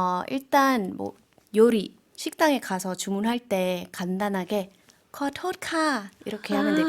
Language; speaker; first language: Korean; non-native, fluent; Thai